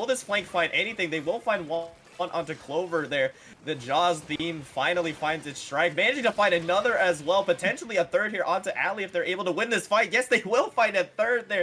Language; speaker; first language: English; native; English